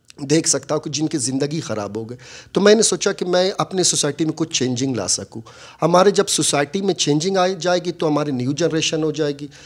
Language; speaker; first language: Urdu; non-native, local second language; Baluchi